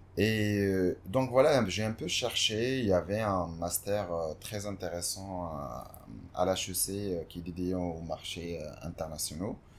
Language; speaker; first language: French; non-native, local second language; Arabic